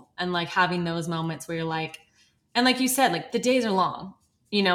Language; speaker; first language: English; native; English